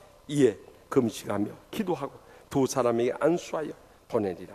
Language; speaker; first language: Korean; native; Korean